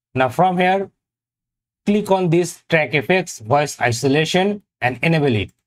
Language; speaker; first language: English; non-native, local second language; Bangla